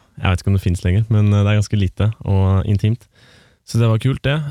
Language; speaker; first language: Norwegian; native; Norwegian